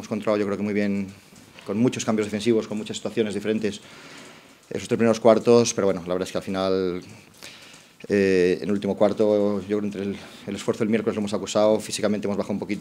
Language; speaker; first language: Spanish; native; Spanish